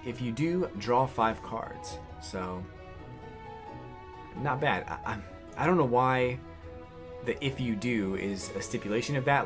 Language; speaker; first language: English; native; English